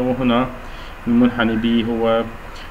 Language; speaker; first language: Arabic; native; Arabic